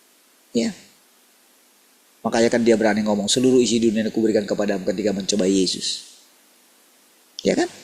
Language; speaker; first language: Indonesian; native; Indonesian